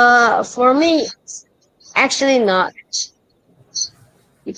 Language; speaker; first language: English; non-native, learner; Indonesian